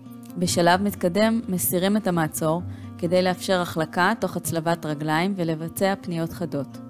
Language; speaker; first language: Hebrew; native; Hebrew